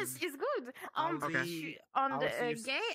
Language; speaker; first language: English; non-native, learner; French